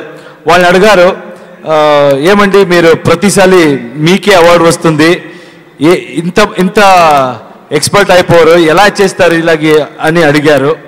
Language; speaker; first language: Telugu; non-native, learner; Kannada